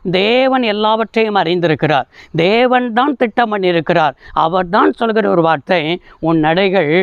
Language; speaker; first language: Tamil; native; Tamil